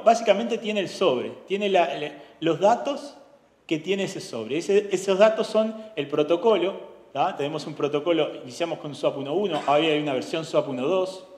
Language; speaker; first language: Spanish; native; Spanish